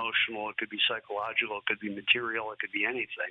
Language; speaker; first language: English; native; English